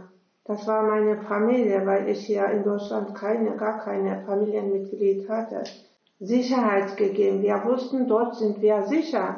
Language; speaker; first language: German; non-native, fluent; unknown